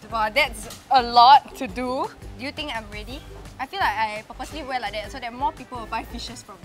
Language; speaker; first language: English; native; English